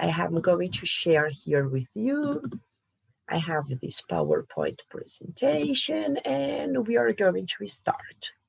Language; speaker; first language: English; non-native, fluent; Portuguese